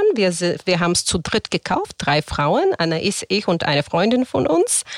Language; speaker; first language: German; non-native, fluent; Bulgarian